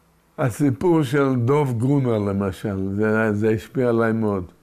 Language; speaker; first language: Hebrew; early bilingual, other home language; Yiddish